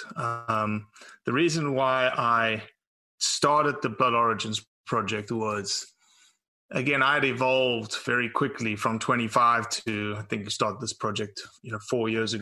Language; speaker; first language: English; native; English